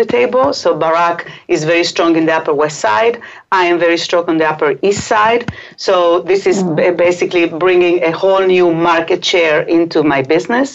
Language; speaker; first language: English; non-native, fluent; Hebrew